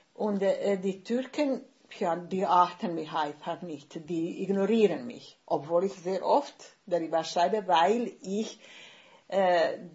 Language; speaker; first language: German; non-native, fluent; Bosnian